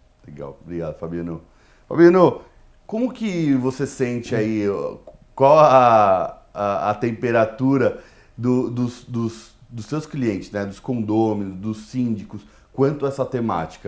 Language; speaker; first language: Portuguese; native; Portuguese